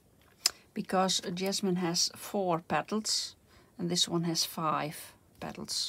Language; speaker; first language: English; non-native, fluent; Dutch